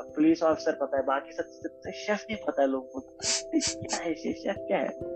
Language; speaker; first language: Hindi; native; Hindi